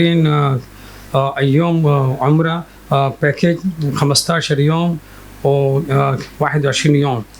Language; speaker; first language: Arabic; non-native, fluent; Urdu